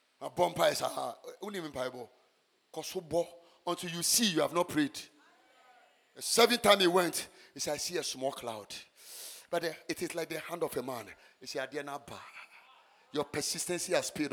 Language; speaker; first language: English; non-native, local second language; Akan